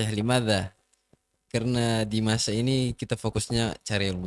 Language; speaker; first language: Indonesian; non-native, fluent; Arabic